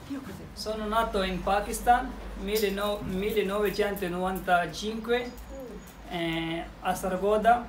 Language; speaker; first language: Italian; non-native, learner; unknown